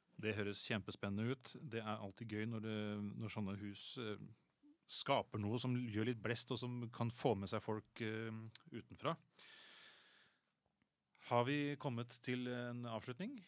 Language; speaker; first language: Norwegian; native; Norwegian